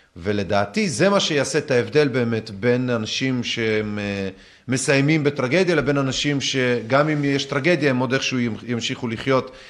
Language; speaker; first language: Hebrew; early bilingual, other home language; Russian